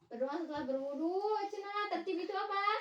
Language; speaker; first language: Indonesian; native; Indonesian